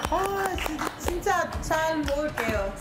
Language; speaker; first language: Korean; non-native, learner; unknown